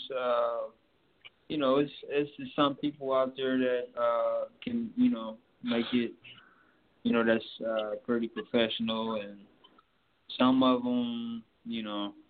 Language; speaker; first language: English; native; English